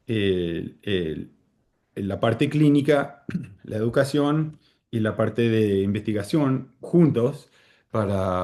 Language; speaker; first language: Spanish; early bilingual, heritage; Spanish